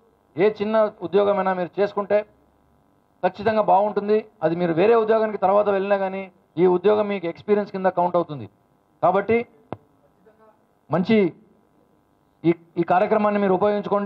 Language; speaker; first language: Telugu; native; Telugu